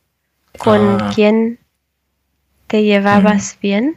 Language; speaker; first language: Spanish; non-native, learner; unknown